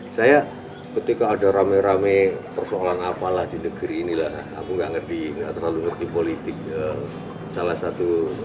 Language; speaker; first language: Indonesian; non-native, local second language; Javanese